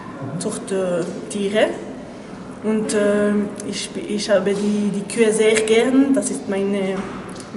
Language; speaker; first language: German; non-native, local second language; French